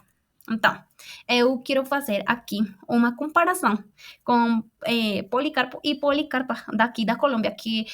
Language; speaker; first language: Portuguese; non-native, fluent; Spanish